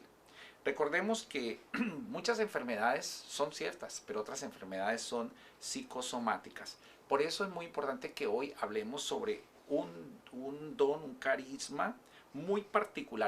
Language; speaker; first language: Spanish; native; Spanish